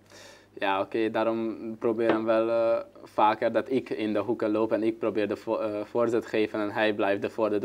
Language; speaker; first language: Dutch; non-native, learner; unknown